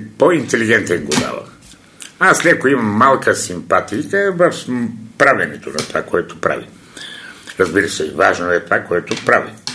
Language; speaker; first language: Bulgarian; non-native, local second language; Turkish